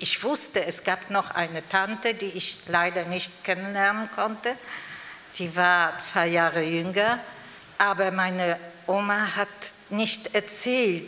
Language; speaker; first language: German; non-native, fluent; Polish